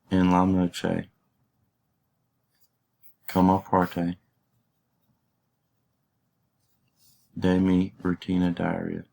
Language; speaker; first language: Spanish; non-native, learner; English